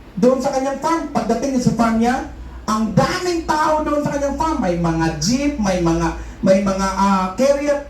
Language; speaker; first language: Filipino; non-native, local second language; Cebuano